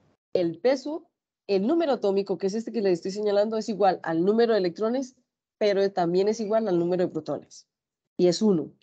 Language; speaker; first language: Spanish; native; Spanish